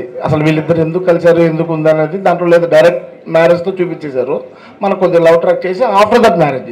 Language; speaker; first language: Telugu; native; Telugu